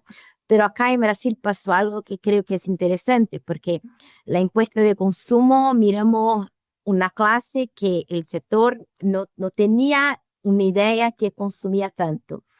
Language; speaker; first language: Spanish; non-native, fluent; Portuguese